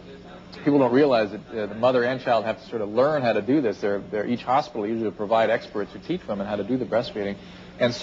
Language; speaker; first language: English; native; English